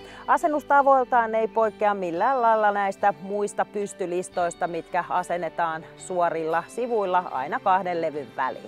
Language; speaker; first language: Finnish; native; Finnish